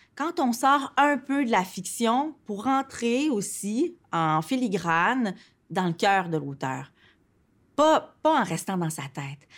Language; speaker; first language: French; native; French